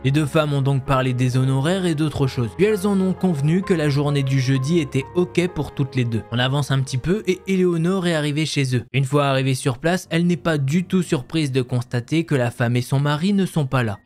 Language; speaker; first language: French; native; French